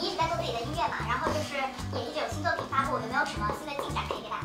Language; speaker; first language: Chinese; native; Chinese